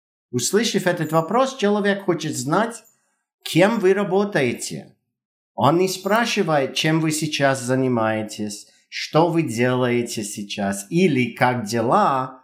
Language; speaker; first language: Russian; non-native, fluent; English